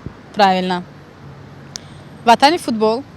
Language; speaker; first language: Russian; non-native, local second language; Tajik